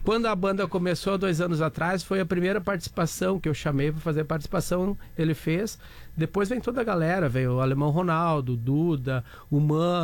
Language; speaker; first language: Portuguese; native; Portuguese